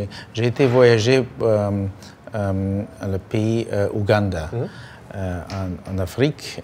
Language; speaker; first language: French; non-native, learner; Russian